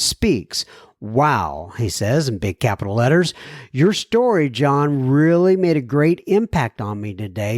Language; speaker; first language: English; native; English